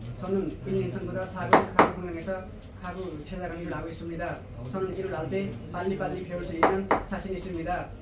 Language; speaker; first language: Korean; non-native, learner; Nepali